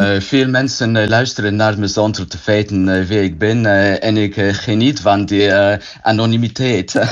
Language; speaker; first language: Dutch; non-native, learner; English